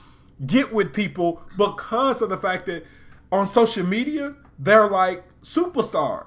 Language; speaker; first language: English; native; English